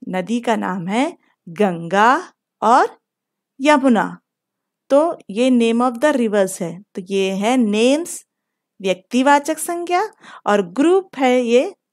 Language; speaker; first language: Hindi; non-native, local second language; Telugu